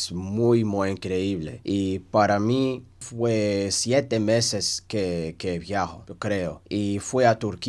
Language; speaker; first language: Spanish; non-native, learner; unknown